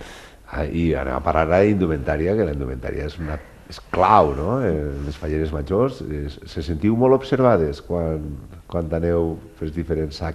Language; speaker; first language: Catalan; native; Catalan